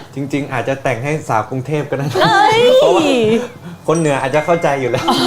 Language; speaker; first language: Thai; native; Thai